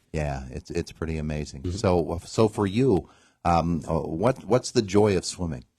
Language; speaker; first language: English; native; English